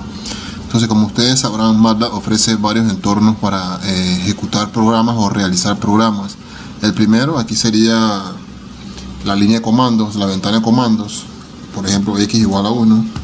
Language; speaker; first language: Spanish; native; Spanish